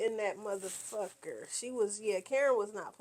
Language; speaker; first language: English; native; English